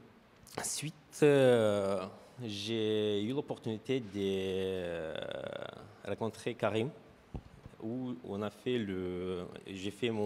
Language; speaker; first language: French; non-native, fluent; Romanian